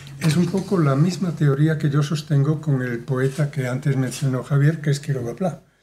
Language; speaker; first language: Spanish; native; Spanish